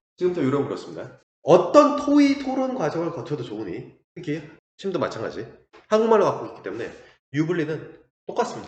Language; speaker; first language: Korean; native; Korean